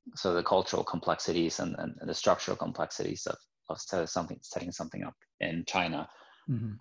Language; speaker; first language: English; non-native, fluent; Norwegian